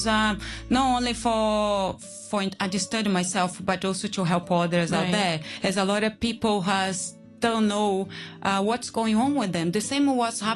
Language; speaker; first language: English; non-native, fluent; Portuguese